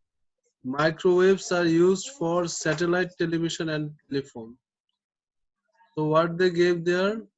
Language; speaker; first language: English; non-native, local second language; Bangla